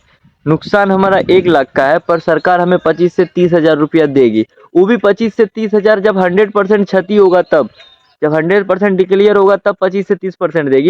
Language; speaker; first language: Hindi; native; Hindi